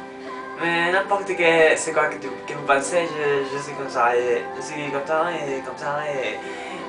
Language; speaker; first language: French; non-native, learner; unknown